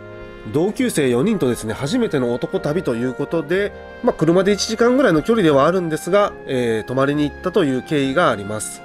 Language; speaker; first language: Japanese; native; Japanese